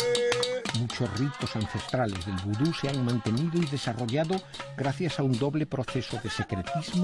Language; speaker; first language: Spanish; native; Spanish